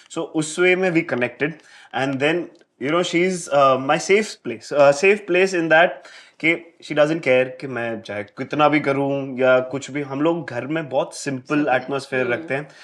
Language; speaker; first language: Hindi; native; Hindi